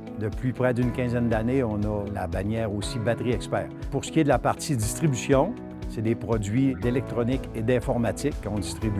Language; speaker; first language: French; native; French